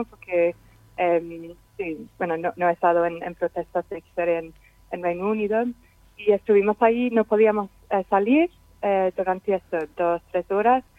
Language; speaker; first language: Spanish; non-native, fluent; English